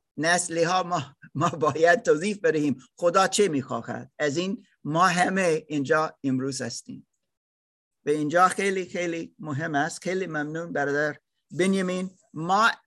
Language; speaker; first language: Persian; non-native, learner; German